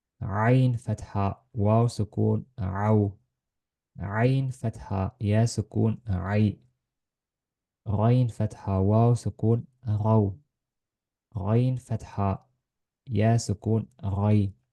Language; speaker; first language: Arabic; non-native, fluent; Estonian